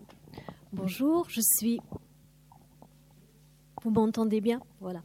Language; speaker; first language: French; non-native, fluent; German